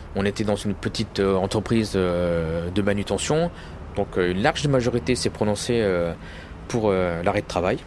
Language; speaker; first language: French; native; French